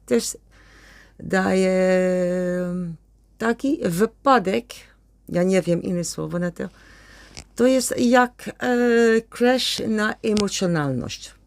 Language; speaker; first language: Polish; non-native, learner; Dutch